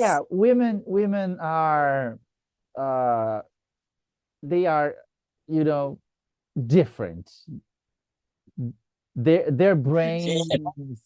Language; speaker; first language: English; non-native, fluent; Portuguese